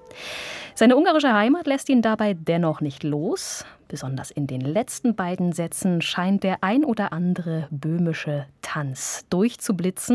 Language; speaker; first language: German; native; German